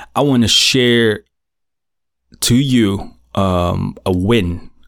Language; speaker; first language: English; non-native, local second language; Filipino